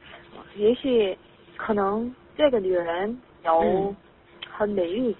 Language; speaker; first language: Chinese; non-native, learner; Korean